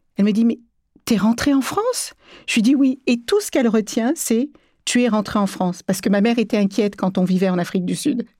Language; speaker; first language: French; early bilingual, other home language; Kabuverdianu